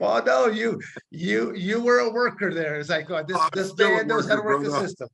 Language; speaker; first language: English; native; English